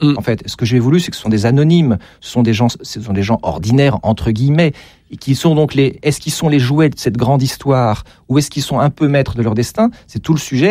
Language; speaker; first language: French; native; French